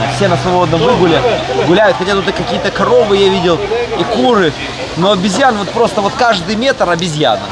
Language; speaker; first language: Russian; native; Russian